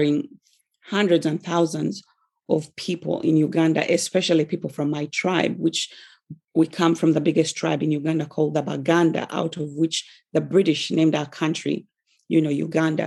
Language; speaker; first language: English; non-native, local second language; Ganda